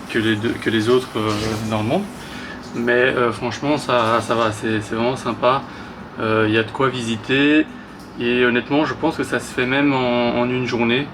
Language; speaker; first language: French; native; French